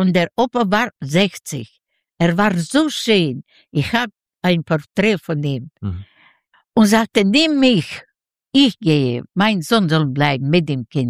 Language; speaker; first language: German; non-native, learner; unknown